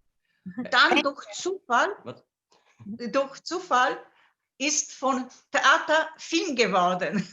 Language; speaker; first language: German; non-native, fluent; Polish